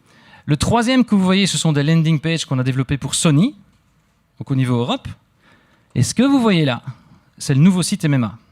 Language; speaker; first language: French; native; French